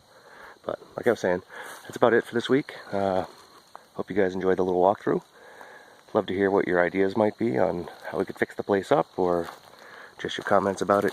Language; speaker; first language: English; native; English